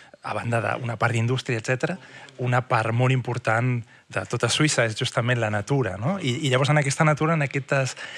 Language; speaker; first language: Catalan; native; Catalan